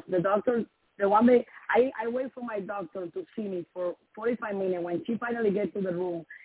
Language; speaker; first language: English; non-native, learner; Spanish